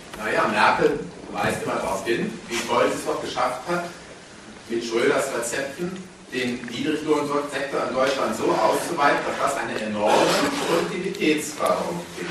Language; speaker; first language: German; native; German